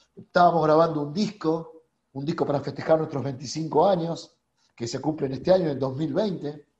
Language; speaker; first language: Spanish; native; Spanish